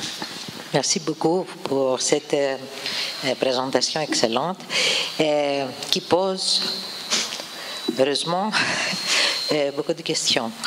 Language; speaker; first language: French; non-native, fluent; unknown